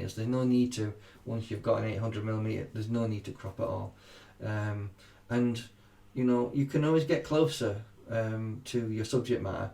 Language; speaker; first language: English; native; English